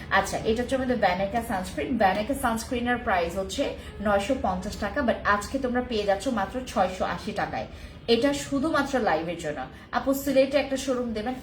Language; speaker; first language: Bangla; non-native, local second language; Khasi